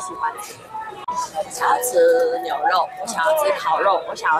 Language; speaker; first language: Chinese; non-native, fluent; Mongolian